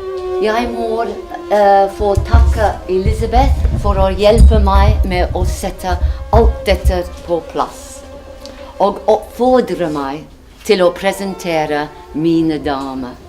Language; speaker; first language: Norwegian; non-native, fluent; English